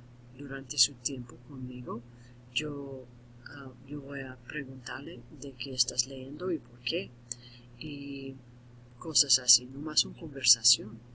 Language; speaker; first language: Spanish; non-native, learner; English